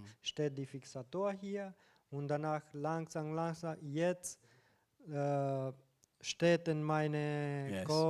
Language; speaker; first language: German; non-native, learner; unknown